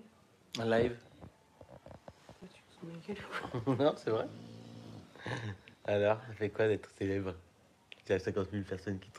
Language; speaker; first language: French; native; French